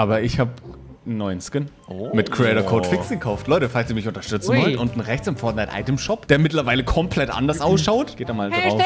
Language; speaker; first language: German; native; German